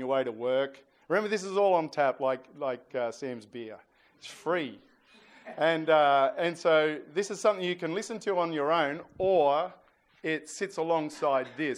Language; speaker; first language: English; native; English